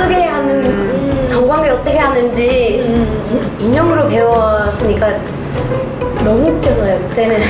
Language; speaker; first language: Korean; non-native, learner; English